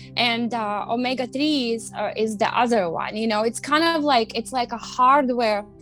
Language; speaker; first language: English; non-native, fluent; Latvian